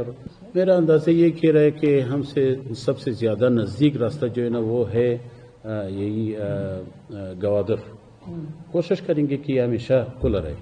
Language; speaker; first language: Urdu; non-native, fluent; Persian